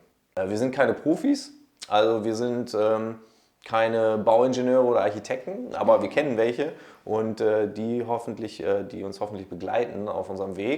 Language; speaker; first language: German; native; German